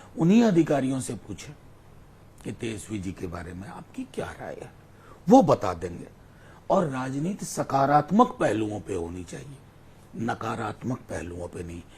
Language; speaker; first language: Hindi; non-native, local second language; Maithili